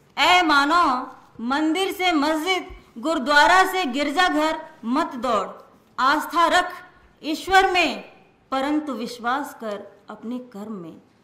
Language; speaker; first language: Hindi; native; Hindi